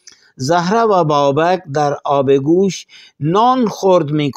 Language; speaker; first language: Persian; non-native, fluent; Urdu